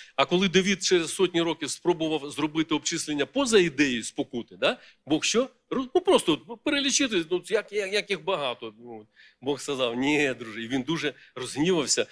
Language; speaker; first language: Ukrainian; non-native, local second language; Russian